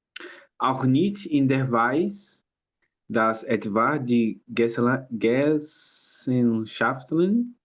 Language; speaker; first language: German; non-native, learner; Portuguese